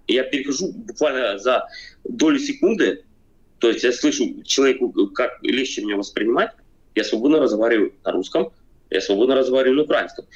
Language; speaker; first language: Russian; native; Russian